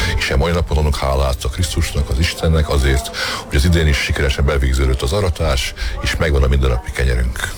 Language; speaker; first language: Hungarian; non-native, local second language; Croatian